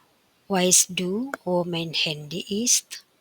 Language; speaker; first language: German; non-native, fluent; Indonesian